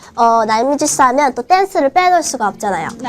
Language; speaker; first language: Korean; non-native, fluent; Chinese